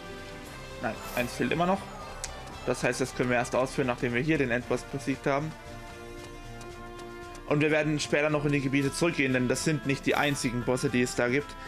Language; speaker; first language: German; native; German